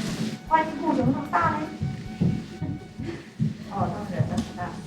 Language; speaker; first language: Chinese; non-native, fluent; Vietnamese